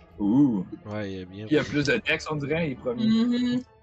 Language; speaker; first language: French; native; French